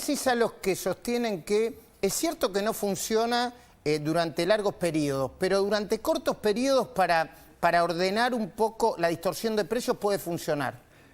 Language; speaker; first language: Spanish; native; Spanish